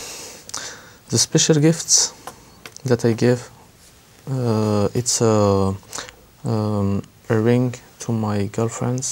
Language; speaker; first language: English; non-native, learner; French